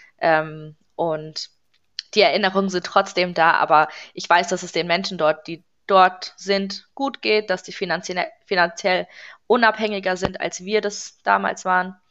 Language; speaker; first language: German; early bilingual, other home language; Persian